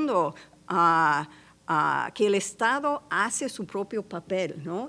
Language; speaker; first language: Spanish; non-native, fluent; English